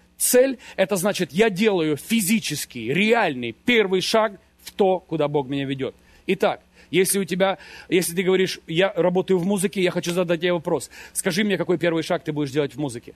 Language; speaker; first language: Russian; native; Russian